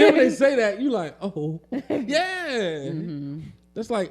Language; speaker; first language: English; native; English